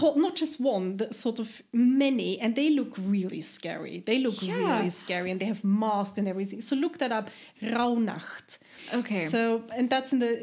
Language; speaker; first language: English; non-native, fluent; German